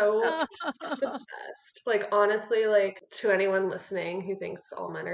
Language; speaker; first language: English; native; English